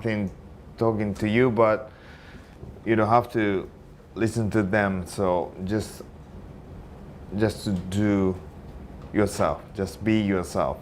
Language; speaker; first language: English; non-native, learner; Japanese